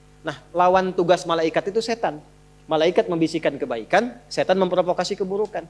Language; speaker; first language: Indonesian; native; Indonesian